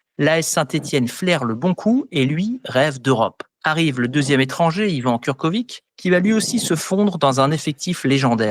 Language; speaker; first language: French; native; French